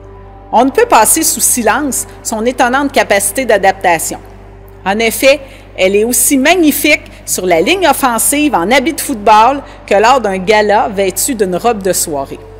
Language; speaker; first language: French; native; French